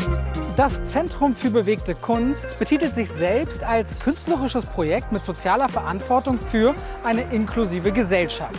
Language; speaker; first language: German; native; German